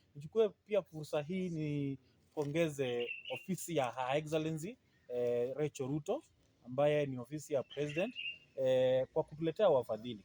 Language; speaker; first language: Swahili; non-native, local second language; Kamba